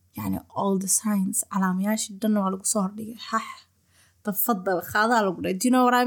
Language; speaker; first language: Somali; early bilingual, heritage; Somali